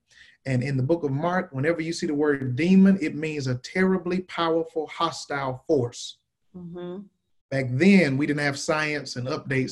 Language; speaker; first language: English; native; English